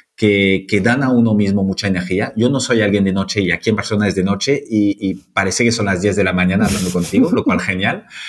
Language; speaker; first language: Spanish; non-native, fluent; French